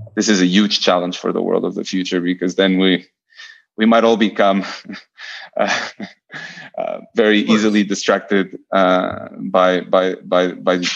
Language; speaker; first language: English; non-native, fluent; Portuguese